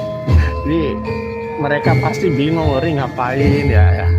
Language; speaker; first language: Indonesian; native; Indonesian